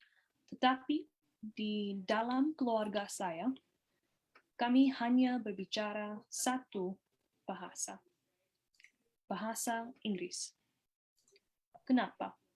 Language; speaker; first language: Indonesian; non-native, learner; English